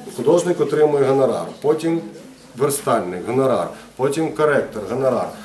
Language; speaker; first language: Ukrainian; non-native, local second language; Russian